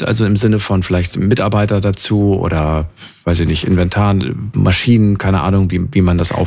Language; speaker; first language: German; native; German